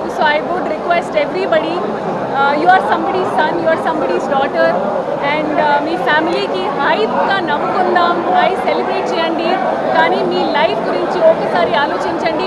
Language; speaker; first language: Telugu; non-native, fluent; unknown